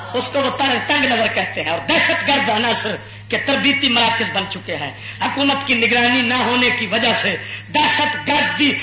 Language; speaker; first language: Urdu; non-native, local second language; Punjabi